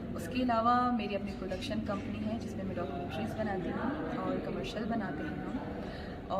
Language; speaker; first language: Urdu; non-native, local second language; Baluchi